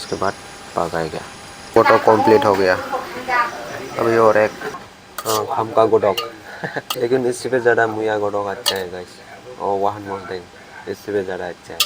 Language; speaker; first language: Hindi; non-native, local second language; Kok Borok